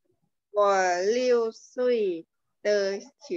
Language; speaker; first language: Chinese; non-native, learner; Thai